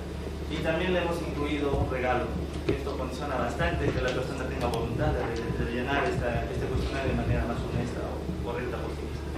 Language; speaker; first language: Spanish; native; Spanish